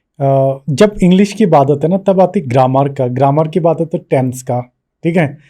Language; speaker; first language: Hindi; non-native, local second language; Bangla